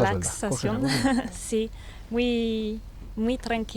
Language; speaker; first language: Spanish; non-native, learner; French